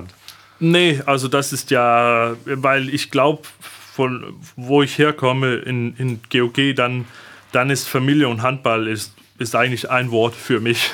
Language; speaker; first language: German; non-native, fluent; Danish